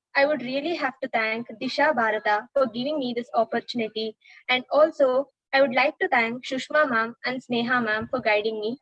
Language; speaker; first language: English; non-native, local second language; Kannada